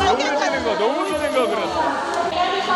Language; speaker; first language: Korean; native; Korean